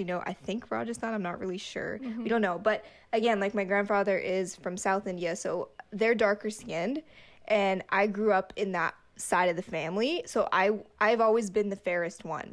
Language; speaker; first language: English; native; English